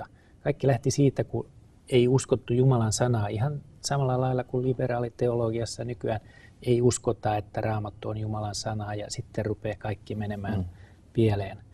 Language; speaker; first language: Finnish; native; Finnish